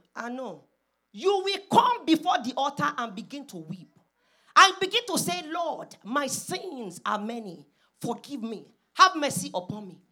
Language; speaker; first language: English; non-native, local second language; Yoruba